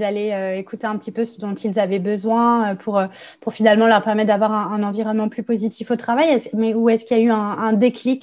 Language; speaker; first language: French; native; French